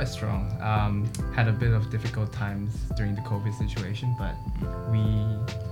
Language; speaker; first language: English; non-native, local second language; Chinese